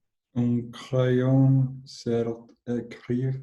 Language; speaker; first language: French; non-native, learner; Spanish